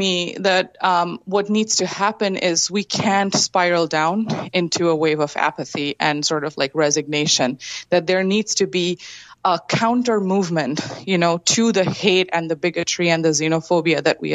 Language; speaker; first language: English; non-native, local second language; Bangla